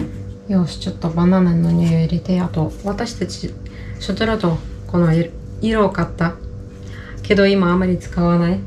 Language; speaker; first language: Japanese; non-native, learner; Russian